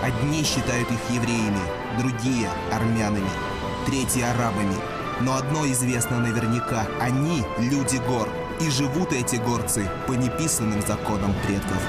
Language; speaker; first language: Russian; native; Russian